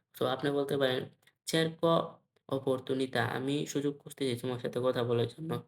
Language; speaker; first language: Bangla; native; Bangla